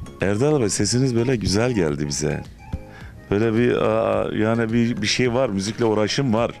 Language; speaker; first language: Turkish; native; Turkish